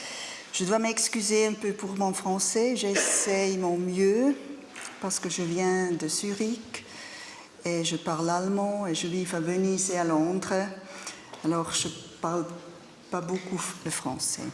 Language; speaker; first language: French; non-native, learner; German